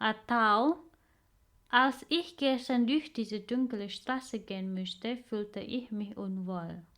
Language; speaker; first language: German; non-native, fluent; Indonesian